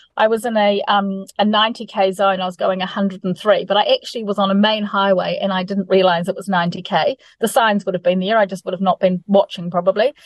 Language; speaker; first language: English; native; English